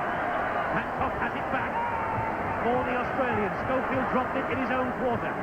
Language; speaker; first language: English; native; English